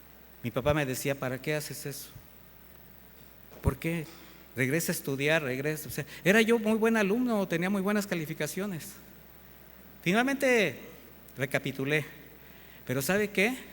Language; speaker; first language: Spanish; native; Spanish